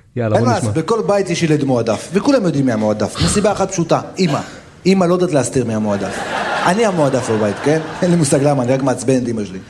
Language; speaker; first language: Hebrew; native; Hebrew